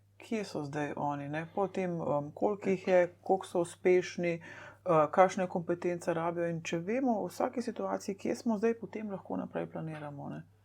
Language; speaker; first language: Slovenian; native; Slovenian